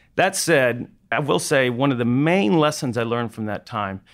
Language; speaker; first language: English; native; English